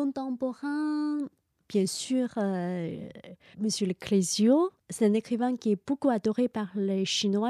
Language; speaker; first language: French; non-native, fluent; Chinese